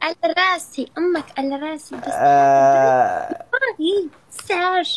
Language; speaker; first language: Arabic; non-native, learner; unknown